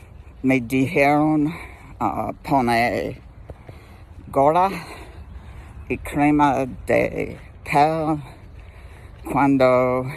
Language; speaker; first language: Spanish; non-native, learner; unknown